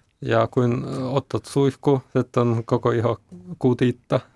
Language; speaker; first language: Finnish; non-native, learner; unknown